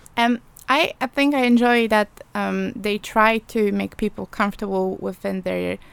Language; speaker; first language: English; non-native, fluent; Polish